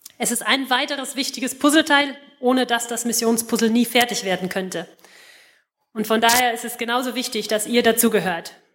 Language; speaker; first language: German; native; German